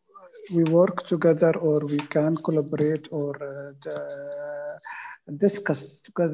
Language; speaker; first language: English; non-native, fluent; Arabic